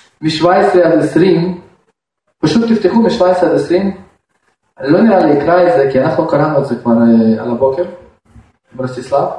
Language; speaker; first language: Hebrew; non-native, fluent; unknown